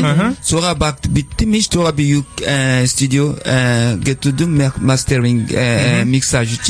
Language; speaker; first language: Turkish; non-native, learner; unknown